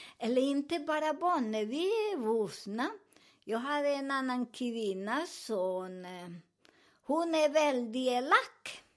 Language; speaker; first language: Swedish; non-native, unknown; Spanish